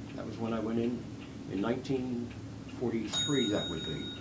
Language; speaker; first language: English; native; English